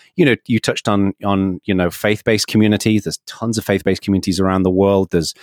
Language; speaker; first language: English; native; English